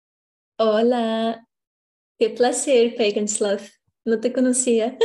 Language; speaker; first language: Spanish; non-native, fluent; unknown